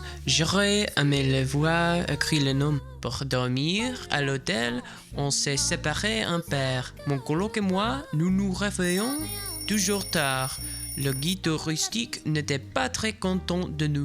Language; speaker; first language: French; non-native, learner; English